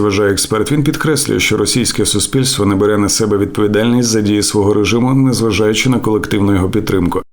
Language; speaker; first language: Ukrainian; native; Ukrainian